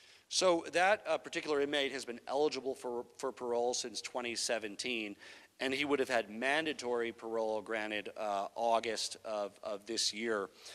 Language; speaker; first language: English; native; English